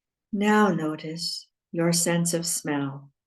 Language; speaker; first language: English; native; English